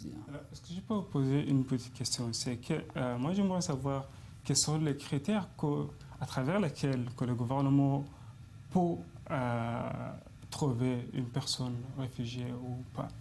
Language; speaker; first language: French; non-native, fluent; Arabic